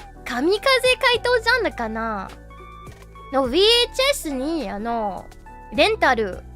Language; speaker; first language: Japanese; non-native, learner; English